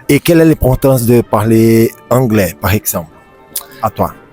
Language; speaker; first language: French; non-native, fluent; Portuguese